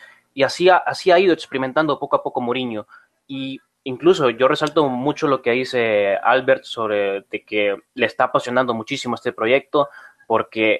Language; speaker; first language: Spanish; native; Spanish